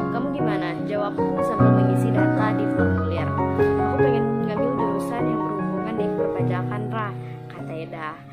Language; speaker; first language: Indonesian; native; Indonesian